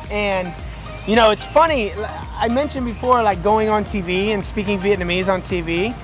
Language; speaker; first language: English; native; English